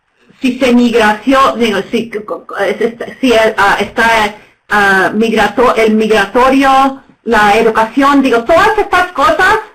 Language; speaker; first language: Spanish; non-native, fluent; English